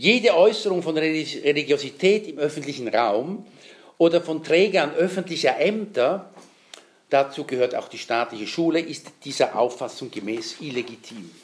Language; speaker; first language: German; native; German